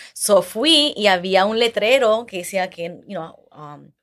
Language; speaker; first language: Spanish; early bilingual, heritage; Spanish